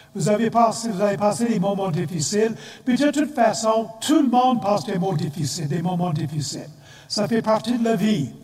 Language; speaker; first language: French; non-native, fluent; English